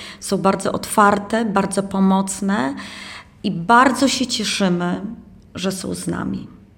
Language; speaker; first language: Polish; native; Polish